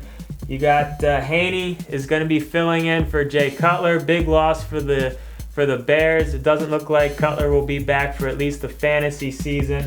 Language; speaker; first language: English; native; English